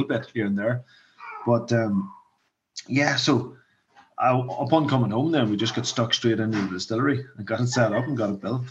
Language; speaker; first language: English; native; English